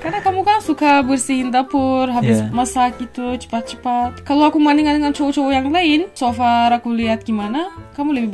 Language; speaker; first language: Indonesian; non-native, fluent; Turkish